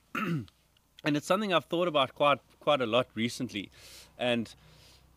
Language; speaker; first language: English; native; English